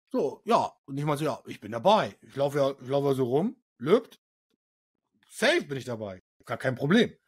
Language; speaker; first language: German; early bilingual, other home language; Arabic